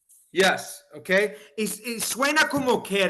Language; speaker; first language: Spanish; non-native, fluent; English